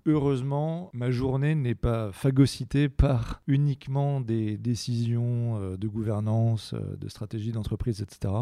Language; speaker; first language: French; native; French